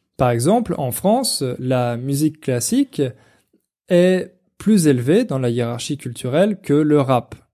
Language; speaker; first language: French; native; French